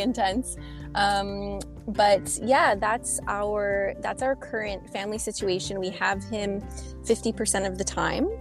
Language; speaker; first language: English; native; English